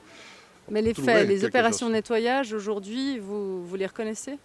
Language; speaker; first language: French; native; French